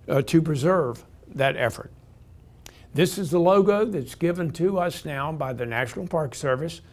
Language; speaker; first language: English; native; English